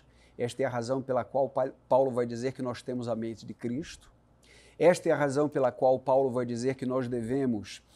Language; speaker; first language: Portuguese; native; Portuguese